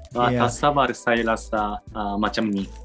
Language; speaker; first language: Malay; non-native, learner; Japanese